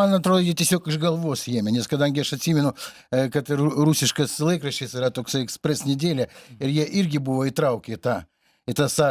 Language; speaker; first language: Lithuanian; native; Lithuanian